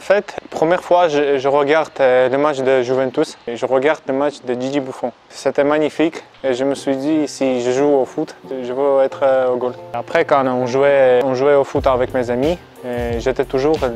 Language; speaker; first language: French; non-native, fluent; Armenian